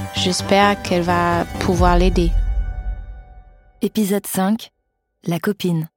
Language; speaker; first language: French; non-native, fluent; German